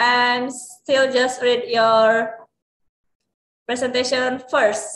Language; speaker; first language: English; non-native, learner; Indonesian